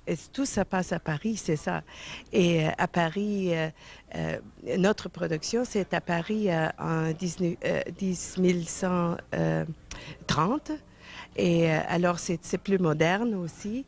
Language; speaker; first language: French; non-native, fluent; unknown